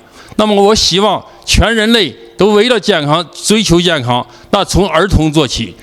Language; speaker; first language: Chinese; native; Chinese